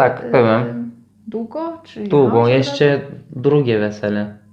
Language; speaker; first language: Polish; non-native, learner; Turkish